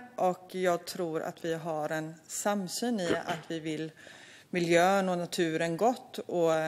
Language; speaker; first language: Swedish; native; Swedish